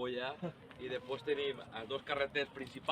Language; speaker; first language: Catalan; native; Catalan